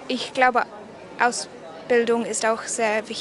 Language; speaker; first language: German; non-native, fluent; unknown